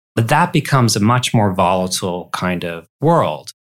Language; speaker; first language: English; native; English